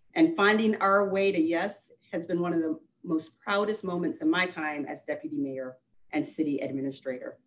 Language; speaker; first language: English; native; English